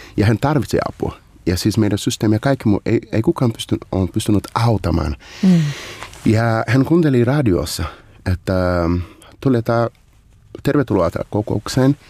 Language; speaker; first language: Finnish; non-native, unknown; Portuguese